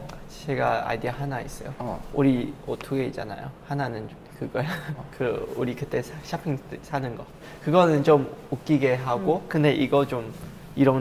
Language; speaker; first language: Korean; non-native, learner; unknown